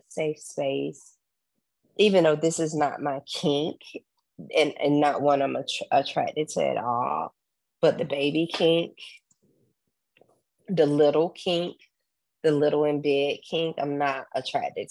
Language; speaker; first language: English; native; English